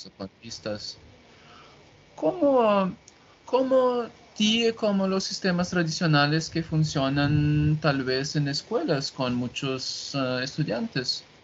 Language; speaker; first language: Spanish; non-native, learner; Portuguese